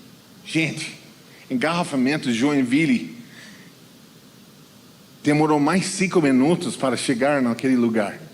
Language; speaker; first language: Portuguese; non-native, fluent; English